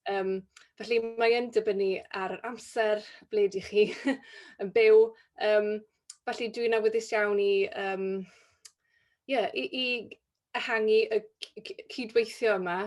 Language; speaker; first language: Welsh; native; Welsh